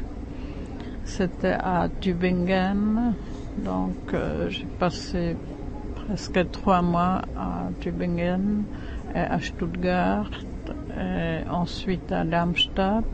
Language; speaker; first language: French; non-native, fluent; Czech